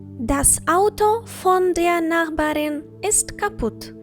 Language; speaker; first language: German; non-native, fluent; Ukrainian